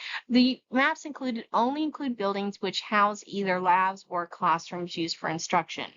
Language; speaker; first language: English; native; English